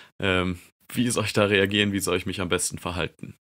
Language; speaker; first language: German; native; German